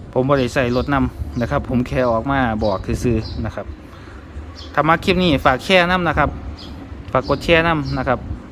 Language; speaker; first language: Thai; native; Thai